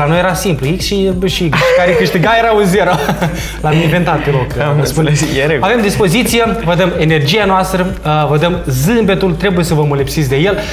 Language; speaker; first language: Romanian; native; Romanian